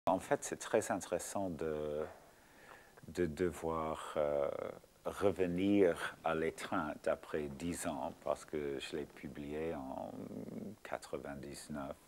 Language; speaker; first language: French; non-native, fluent; English